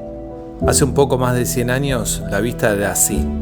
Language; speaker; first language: Spanish; native; Spanish